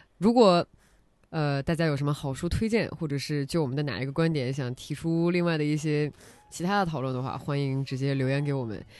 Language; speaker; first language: Chinese; native; Chinese